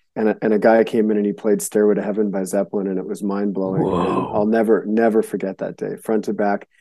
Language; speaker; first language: English; native; English